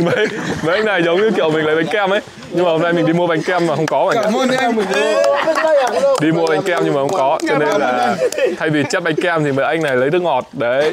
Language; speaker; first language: Vietnamese; native; Vietnamese